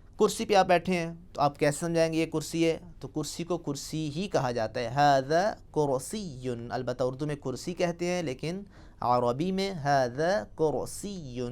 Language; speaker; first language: Urdu; non-native, local second language; Punjabi